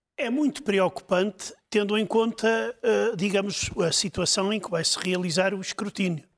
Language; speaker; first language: Portuguese; native; Portuguese